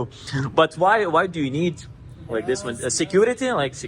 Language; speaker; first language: English; non-native, learner; Lithuanian